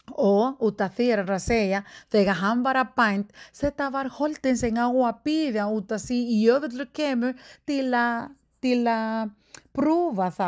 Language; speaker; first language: Icelandic; non-native, learner; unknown